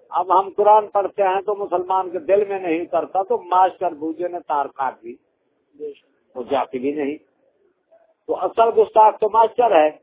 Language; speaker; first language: Urdu; non-native, local second language; Punjabi